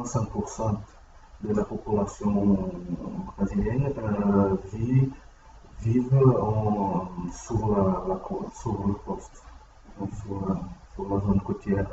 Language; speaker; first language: French; non-native, learner; Portuguese